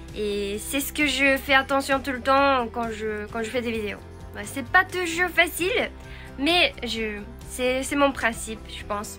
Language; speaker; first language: French; non-native, fluent; Japanese